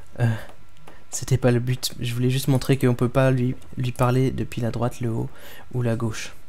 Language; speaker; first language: French; native; French